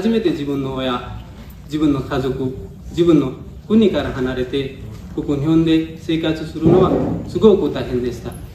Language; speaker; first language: Japanese; non-native, learner; Nepali